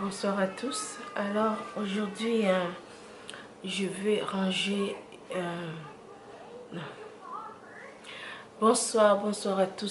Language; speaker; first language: French; non-native, local second language; Lingala